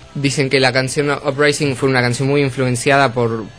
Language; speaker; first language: Spanish; native; Spanish